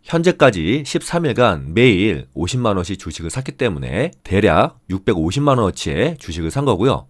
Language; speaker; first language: Korean; native; Korean